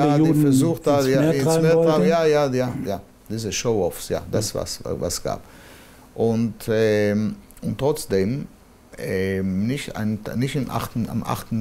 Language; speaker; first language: German; non-native, fluent; Hebrew